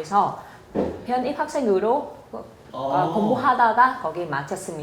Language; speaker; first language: Korean; non-native, fluent; Vietnamese